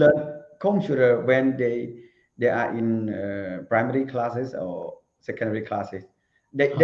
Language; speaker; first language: English; non-native, learner; Khmer